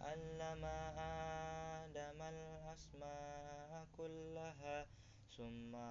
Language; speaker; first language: Arabic; non-native, learner; Indonesian